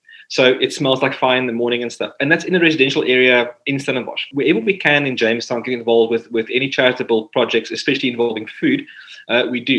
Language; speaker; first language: English; non-native, local second language; Afrikaans